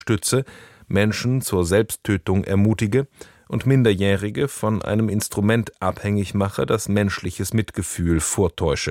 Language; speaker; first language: German; native; German